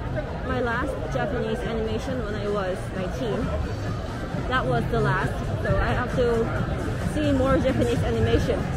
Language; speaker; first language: English; non-native, fluent; Korean